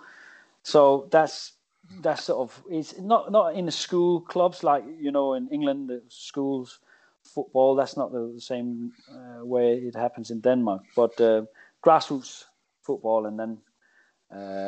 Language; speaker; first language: English; non-native, fluent; Danish